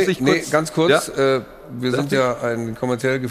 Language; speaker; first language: German; native; German